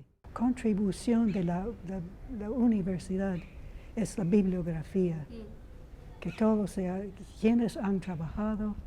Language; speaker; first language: Spanish; non-native, fluent; English